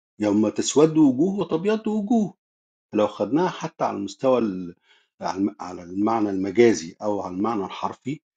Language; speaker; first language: Arabic; native; Arabic